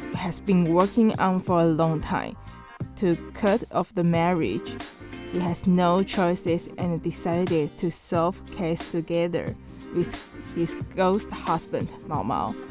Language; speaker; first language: English; non-native, learner; Chinese